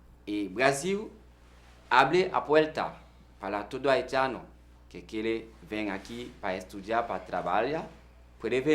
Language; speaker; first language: Portuguese; non-native, learner; Haitian Creole